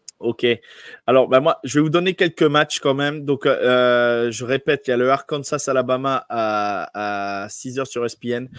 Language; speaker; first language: French; native; French